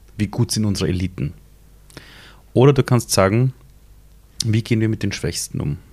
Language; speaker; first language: German; early bilingual, other home language; Persian